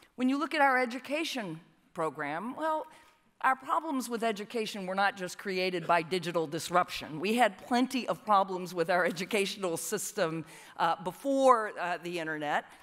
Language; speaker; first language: English; native; English